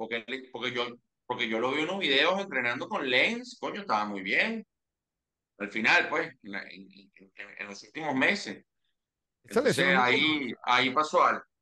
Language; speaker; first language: Spanish; native; Spanish